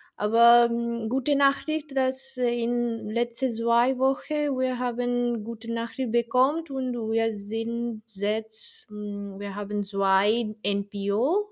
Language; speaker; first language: German; non-native, learner; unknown